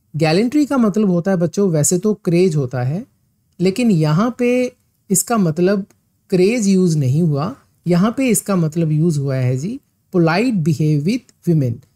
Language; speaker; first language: Hindi; non-native, local second language; Punjabi